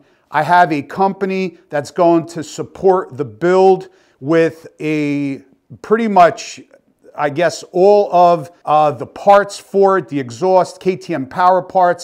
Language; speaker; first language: English; native; English